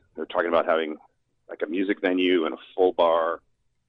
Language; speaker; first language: English; native; English